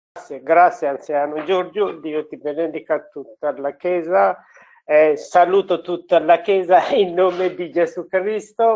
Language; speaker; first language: Italian; non-native, learner; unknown